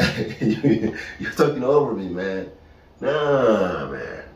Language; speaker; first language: English; native; English